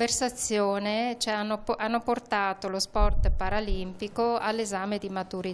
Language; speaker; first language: Italian; native; Italian